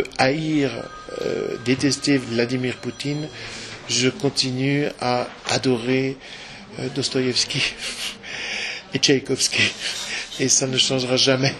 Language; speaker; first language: French; native; French